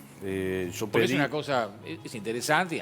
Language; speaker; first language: Spanish; native; Spanish